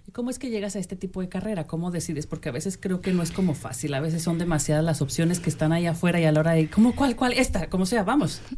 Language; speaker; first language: Spanish; native; Spanish